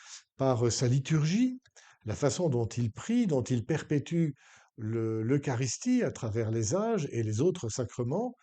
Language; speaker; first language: French; native; French